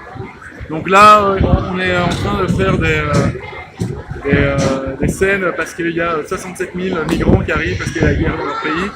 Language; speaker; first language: French; native; French